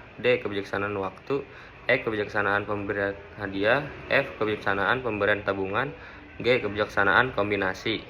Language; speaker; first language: Indonesian; native; Indonesian